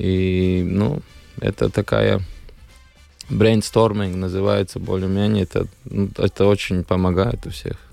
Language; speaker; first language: Russian; non-native, local second language; Latvian